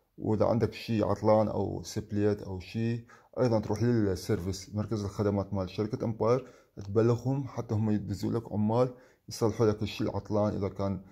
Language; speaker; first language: Arabic; native; Arabic